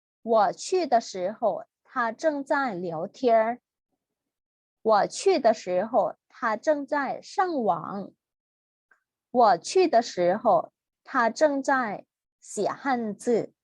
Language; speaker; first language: Chinese; non-native, fluent; Thai